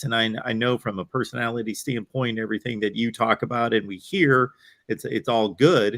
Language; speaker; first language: English; native; English